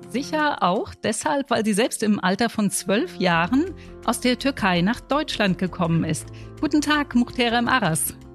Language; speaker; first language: German; native; German